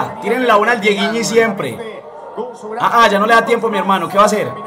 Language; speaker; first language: Spanish; native; Spanish